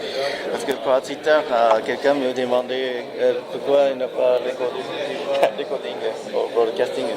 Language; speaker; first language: French; non-native, learner; Japanese